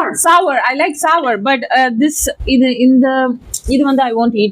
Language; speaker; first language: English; non-native, local second language; Tamil